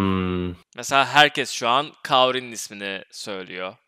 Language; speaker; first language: Turkish; native; Turkish